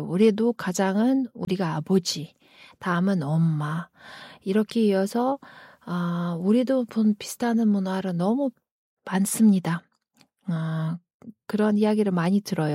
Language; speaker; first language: Korean; non-native, fluent; Kyrgyz